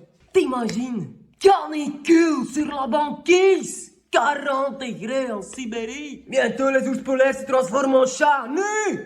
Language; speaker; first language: French; native; French